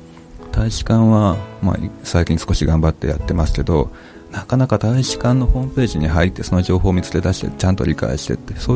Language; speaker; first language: Japanese; native; Japanese